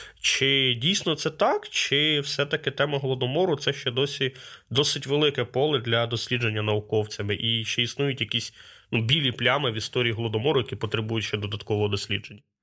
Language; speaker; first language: Ukrainian; native; Ukrainian